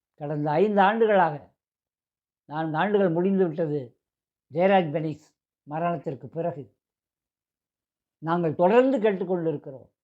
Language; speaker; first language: Tamil; native; Tamil